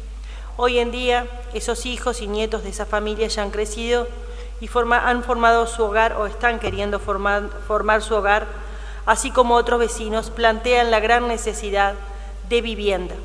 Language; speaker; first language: Spanish; native; Spanish